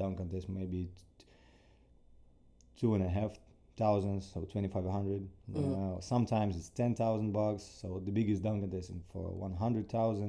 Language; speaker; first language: English; non-native, fluent; Ukrainian